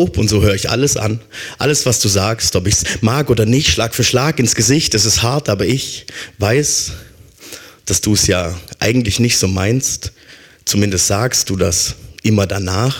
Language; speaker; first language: German; native; German